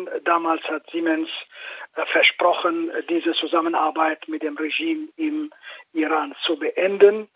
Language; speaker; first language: German; non-native, fluent; Kurdish